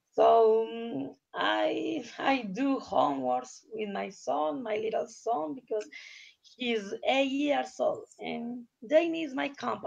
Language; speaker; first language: English; non-native, learner; Spanish